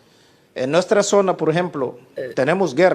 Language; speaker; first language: Spanish; non-native, learner; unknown